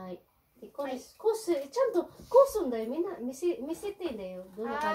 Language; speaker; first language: Japanese; native; Japanese